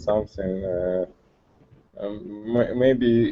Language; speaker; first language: English; non-native, learner; Russian